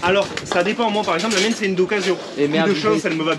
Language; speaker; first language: French; native; French